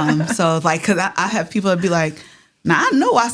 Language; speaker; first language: English; native; English